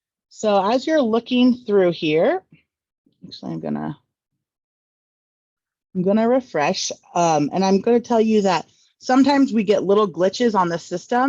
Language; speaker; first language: English; native; English